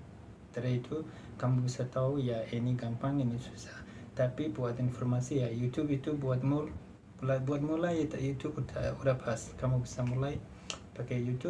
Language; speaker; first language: Indonesian; non-native, fluent; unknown